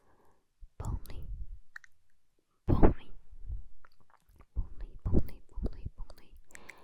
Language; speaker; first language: French; non-native, learner; Spanish